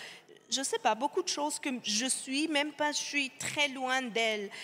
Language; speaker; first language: French; non-native, fluent; Persian